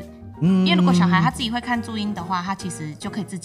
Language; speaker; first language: Chinese; native; Chinese